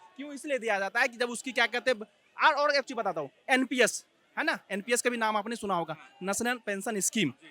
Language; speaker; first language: Hindi; native; Hindi